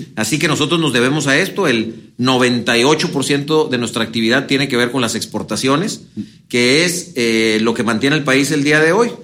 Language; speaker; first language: Spanish; native; Spanish